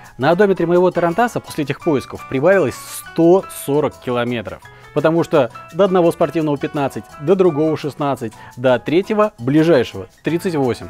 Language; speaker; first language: Russian; native; Russian